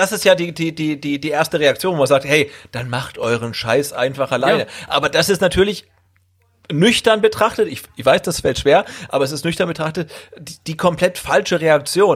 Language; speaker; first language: German; native; German